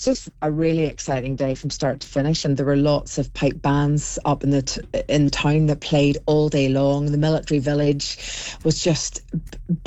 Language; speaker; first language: English; native; English